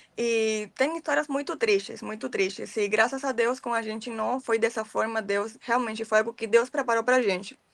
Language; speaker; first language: Portuguese; non-native, fluent; Spanish